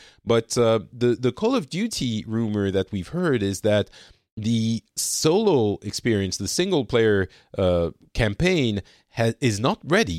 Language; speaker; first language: English; non-native, fluent; French